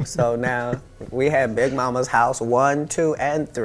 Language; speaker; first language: English; native; English